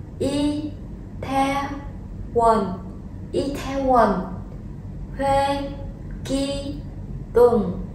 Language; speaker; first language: Korean; non-native, fluent; Vietnamese